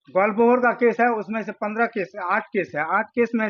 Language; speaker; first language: Hindi; non-native, local second language; Bangla